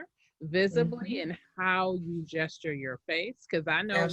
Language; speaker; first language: English; native; English